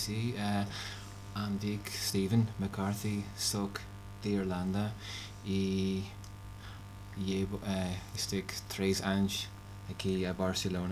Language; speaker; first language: Catalan; non-native, learner; English